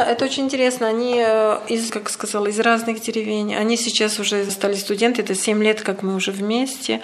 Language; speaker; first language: Russian; non-native, fluent; Serbian